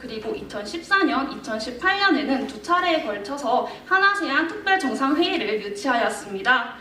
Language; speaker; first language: Korean; native; Korean